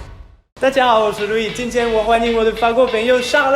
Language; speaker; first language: Chinese; non-native, fluent; French